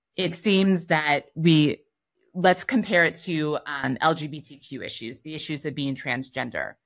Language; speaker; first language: English; native; English